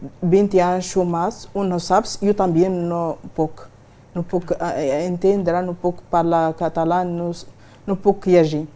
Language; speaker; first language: Spanish; non-native, learner; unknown